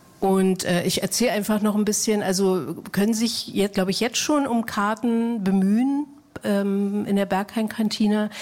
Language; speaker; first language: German; native; German